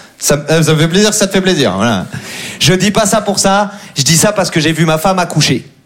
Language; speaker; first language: French; native; French